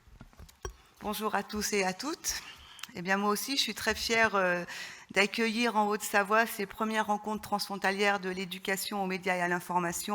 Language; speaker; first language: French; native; French